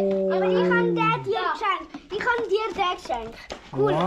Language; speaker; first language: German; early bilingual, other home language; Korean